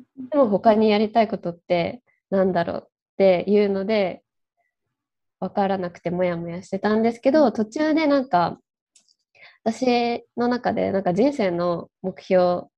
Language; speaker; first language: Japanese; native; Japanese